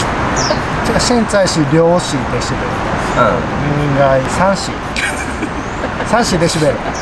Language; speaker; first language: Chinese; non-native, fluent; Japanese